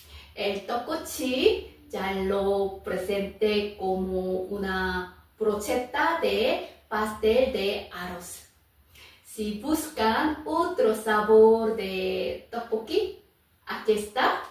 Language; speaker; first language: Spanish; non-native, fluent; Korean